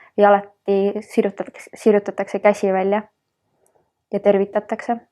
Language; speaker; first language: Estonian; early bilingual, heritage; Estonian